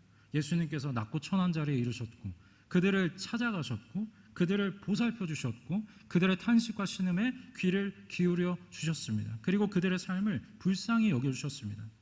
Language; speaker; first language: Korean; native; Korean